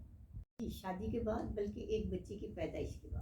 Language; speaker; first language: Urdu; native; Urdu